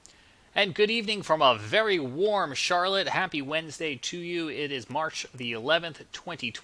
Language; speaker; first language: English; native; English